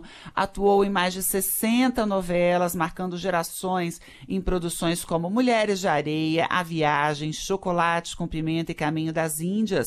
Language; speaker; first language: Portuguese; native; Portuguese